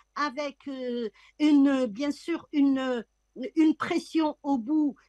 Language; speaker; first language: French; non-native, local second language; Arabic